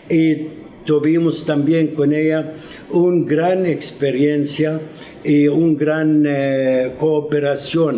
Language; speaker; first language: Spanish; non-native, fluent; Arabic